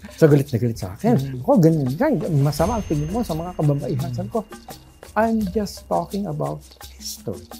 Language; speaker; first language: Filipino; native; Filipino